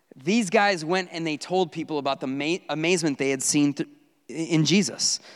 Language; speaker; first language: English; native; English